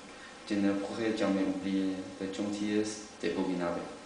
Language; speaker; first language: French; non-native, learner; Chinese